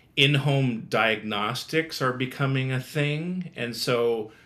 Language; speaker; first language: English; native; English